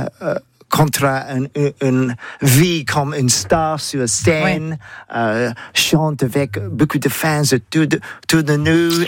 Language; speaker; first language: French; non-native, learner; English